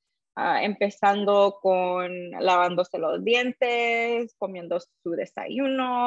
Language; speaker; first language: Spanish; early bilingual, heritage; Spanish